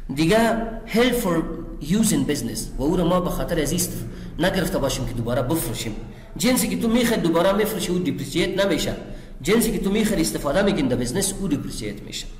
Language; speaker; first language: Persian; non-native, local second language; Pashto